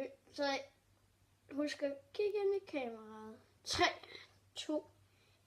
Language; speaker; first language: Danish; native; Danish